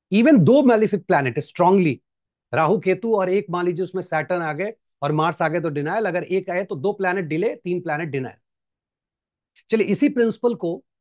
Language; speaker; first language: Hindi; native; Hindi